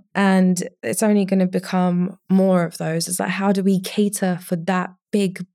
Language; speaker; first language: English; early bilingual, other home language; Romanian